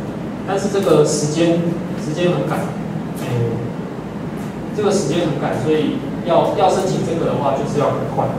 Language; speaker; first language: Chinese; native; Chinese